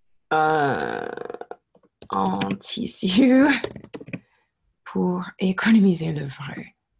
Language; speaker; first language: French; non-native, fluent; English